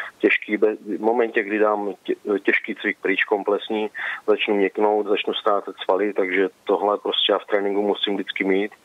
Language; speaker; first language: Czech; native; Czech